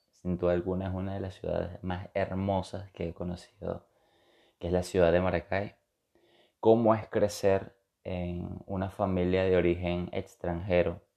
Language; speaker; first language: Spanish; native; Spanish